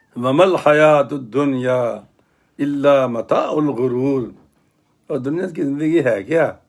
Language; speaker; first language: Urdu; non-native, local second language; Punjabi